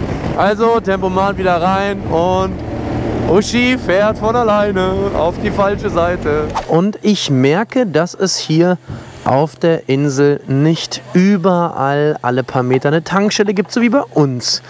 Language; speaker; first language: German; native; German